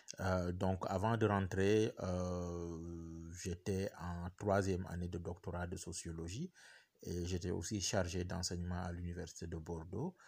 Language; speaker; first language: French; non-native, local second language; Wolof